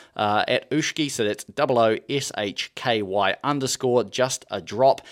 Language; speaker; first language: English; native; English